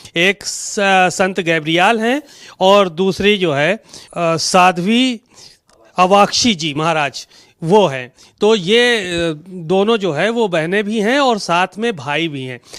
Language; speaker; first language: Hindi; native; Hindi